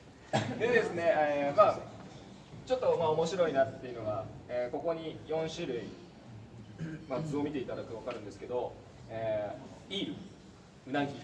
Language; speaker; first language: Japanese; native; Japanese